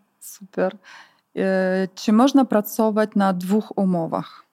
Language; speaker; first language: Polish; non-native, fluent; Ukrainian